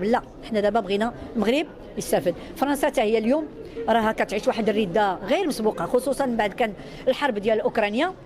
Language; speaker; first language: Arabic; native; Arabic